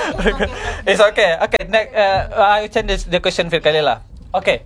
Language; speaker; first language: English; non-native, learner; Indonesian